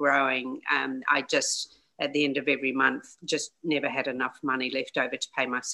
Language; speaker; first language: English; native; English